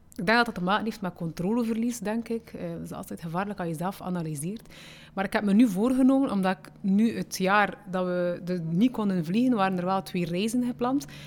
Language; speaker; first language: Dutch; early bilingual, other home language; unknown